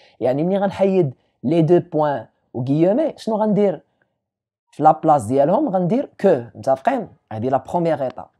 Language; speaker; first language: French; non-native, local second language; Arabic